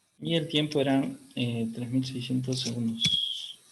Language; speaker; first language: Spanish; native; Spanish